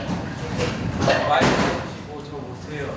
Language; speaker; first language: Korean; early bilingual, other home language; Urdu